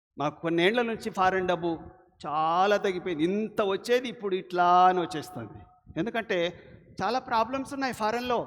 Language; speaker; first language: Telugu; non-native, local second language; Lambadi